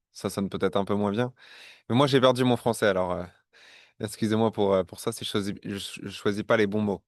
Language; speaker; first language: French; native; French